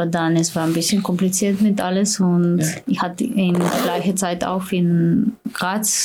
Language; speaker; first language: German; non-native, learner; Slovenian